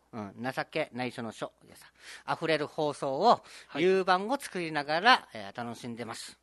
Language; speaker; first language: Japanese; native; Japanese